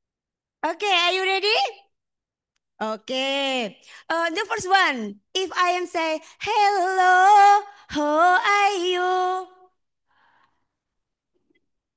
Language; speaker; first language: English; non-native, fluent; Indonesian